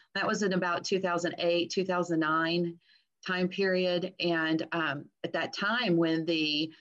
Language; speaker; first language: English; native; English